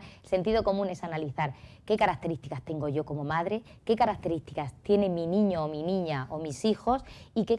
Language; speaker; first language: Spanish; native; Spanish